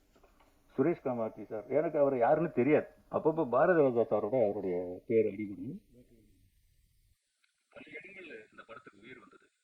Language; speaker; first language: Tamil; native; Tamil